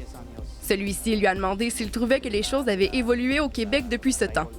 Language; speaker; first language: French; native; French